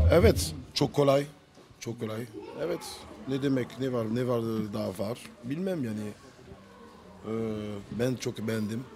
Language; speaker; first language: Turkish; non-native, learner; French